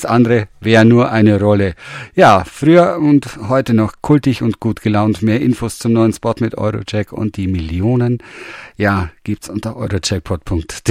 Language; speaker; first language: German; native; German